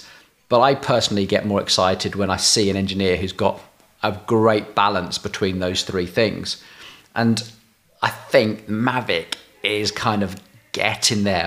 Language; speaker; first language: English; native; English